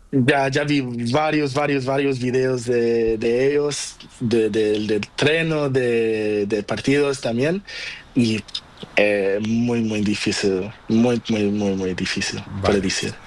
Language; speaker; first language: Spanish; non-native, learner; Portuguese